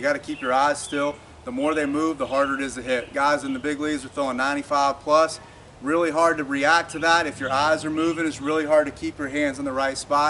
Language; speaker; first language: English; native; English